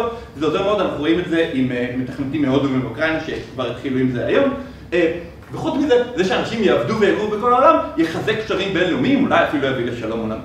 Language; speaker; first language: Hebrew; native; Hebrew